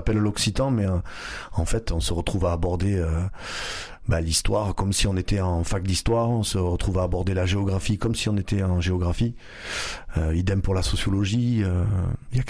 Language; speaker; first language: French; non-native, local second language; Dutch